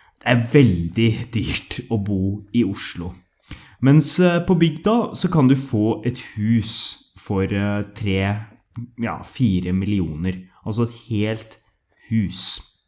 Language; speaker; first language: Norwegian; native; Norwegian